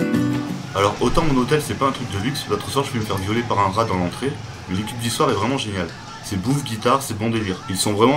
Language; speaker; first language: French; native; French